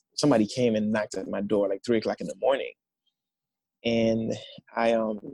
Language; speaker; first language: English; non-native, fluent; Haitian Creole